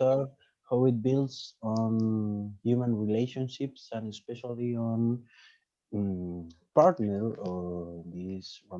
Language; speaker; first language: English; non-native, fluent; Spanish